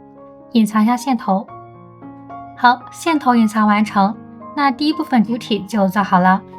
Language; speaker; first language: Chinese; native; Chinese